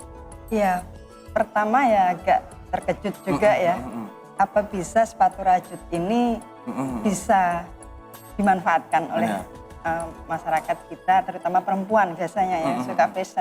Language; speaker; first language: Indonesian; native; Indonesian